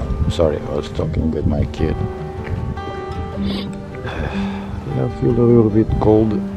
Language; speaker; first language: English; non-native, fluent; Portuguese